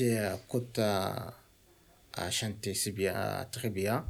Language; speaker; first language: French; non-native, learner; Arabic